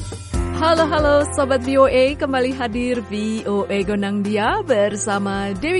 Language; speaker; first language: Indonesian; native; Indonesian